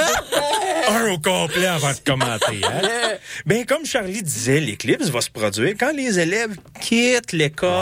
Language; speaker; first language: French; native; French